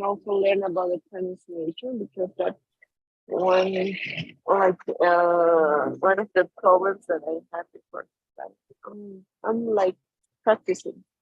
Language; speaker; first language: English; non-native, learner; Spanish